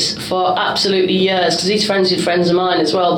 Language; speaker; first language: English; native; English